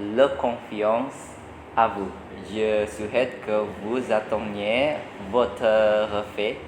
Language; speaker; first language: French; non-native, learner; Indonesian